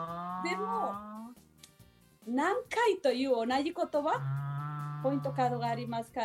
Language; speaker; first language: Japanese; non-native, learner; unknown